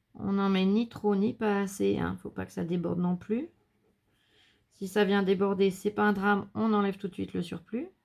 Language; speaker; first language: French; native; French